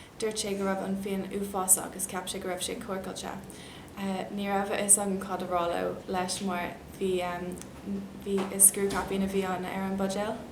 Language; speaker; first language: Irish; non-native, local second language; English